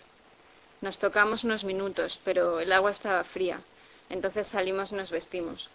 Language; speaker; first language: Spanish; native; Spanish